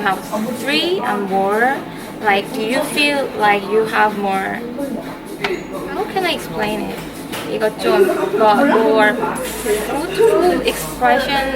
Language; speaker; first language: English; non-native, fluent; Korean